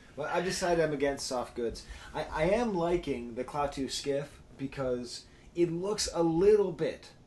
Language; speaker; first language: English; native; English